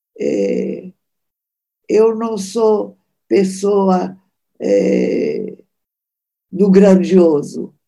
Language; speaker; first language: Portuguese; early bilingual, other home language; Italian